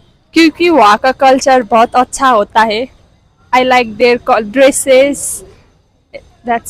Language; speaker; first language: Hindi; non-native, learner; Nepali